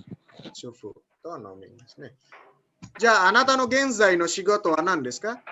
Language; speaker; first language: Japanese; non-native, fluent; Indonesian